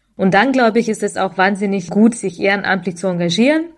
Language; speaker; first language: German; early bilingual, other home language; Ukrainian